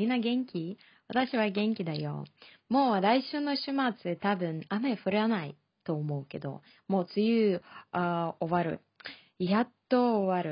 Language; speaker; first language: Japanese; non-native, fluent; Chinese